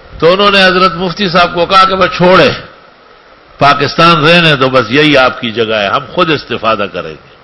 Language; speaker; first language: Urdu; non-native, local second language; Pashto